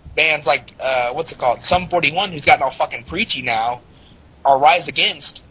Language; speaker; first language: English; native; English